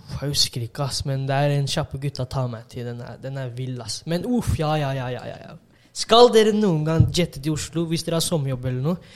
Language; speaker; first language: Norwegian; early bilingual, other home language; Tamil